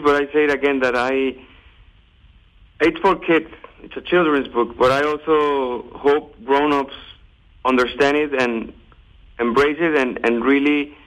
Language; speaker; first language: English; non-native, fluent; Spanish